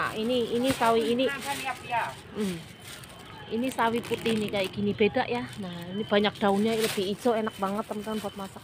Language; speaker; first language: Indonesian; native; Indonesian